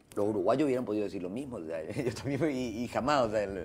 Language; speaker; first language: Spanish; native; Spanish